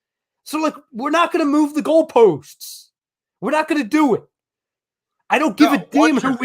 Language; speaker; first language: English; native; English